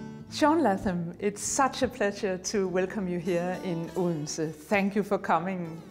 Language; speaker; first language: English; non-native, fluent; Danish